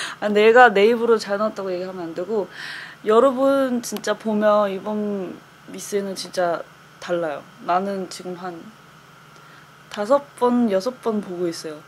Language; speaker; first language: Korean; non-native, fluent; Chinese